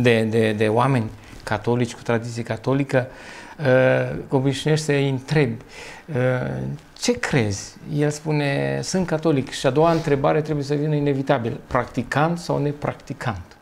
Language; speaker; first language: Romanian; native; Romanian